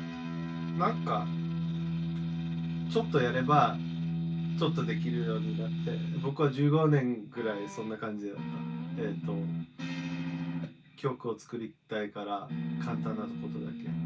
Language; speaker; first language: Japanese; non-native, fluent; English